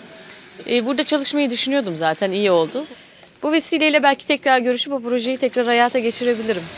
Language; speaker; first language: Turkish; native; Turkish